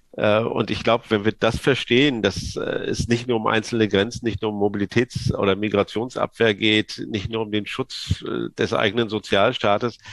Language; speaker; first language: German; native; German